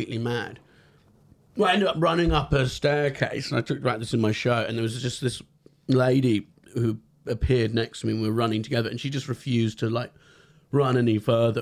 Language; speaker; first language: English; native; English